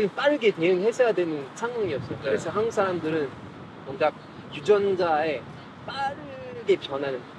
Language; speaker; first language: Korean; non-native, fluent; French